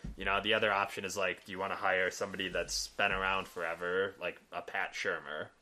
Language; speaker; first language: English; native; English